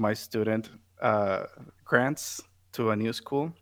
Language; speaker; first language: English; non-native, fluent; Spanish